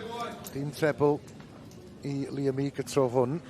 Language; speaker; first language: Welsh; native; Welsh